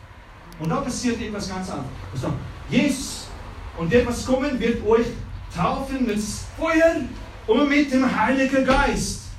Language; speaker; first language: German; non-native, learner; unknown